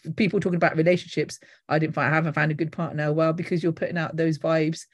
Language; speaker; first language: English; native; English